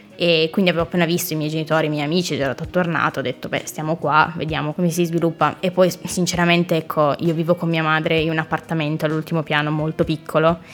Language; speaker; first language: Italian; native; Italian